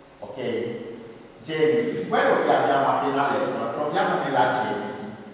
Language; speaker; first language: Italian; non-native, fluent; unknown